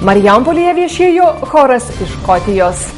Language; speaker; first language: Lithuanian; native; Lithuanian